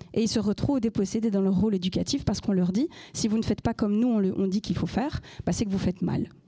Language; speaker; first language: French; native; French